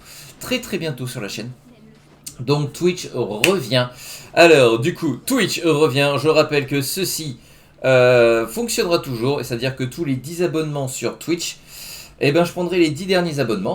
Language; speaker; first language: French; native; French